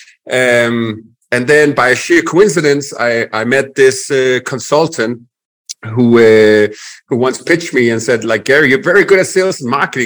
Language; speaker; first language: English; non-native, fluent; Danish